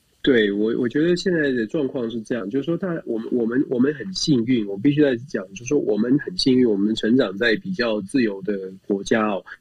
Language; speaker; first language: Chinese; native; Chinese